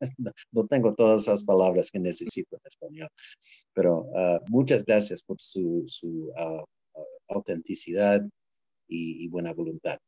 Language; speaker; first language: Spanish; non-native, fluent; English